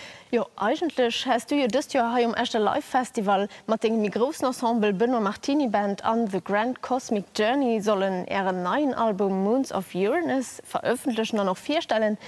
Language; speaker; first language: German; non-native, local second language; Luxembourgish